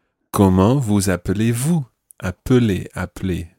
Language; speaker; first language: French; non-native, fluent; English